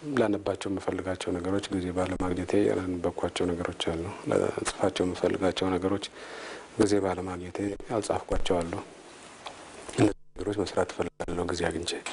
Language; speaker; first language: Amharic; non-native, local second language; Tigrinya